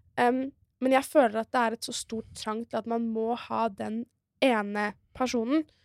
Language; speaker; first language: Norwegian; native; Norwegian